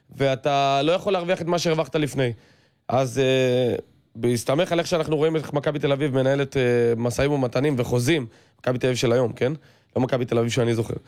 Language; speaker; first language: Hebrew; native; Hebrew